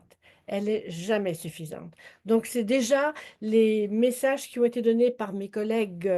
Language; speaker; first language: French; native; French